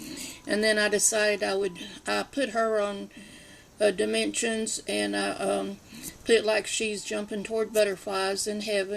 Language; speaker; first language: English; native; English